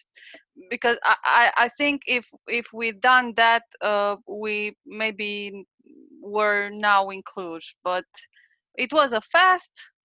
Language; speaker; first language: English; non-native, learner; Romanian